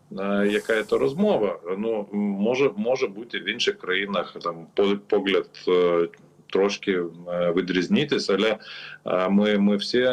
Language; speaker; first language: Ukrainian; non-native, learner; Lithuanian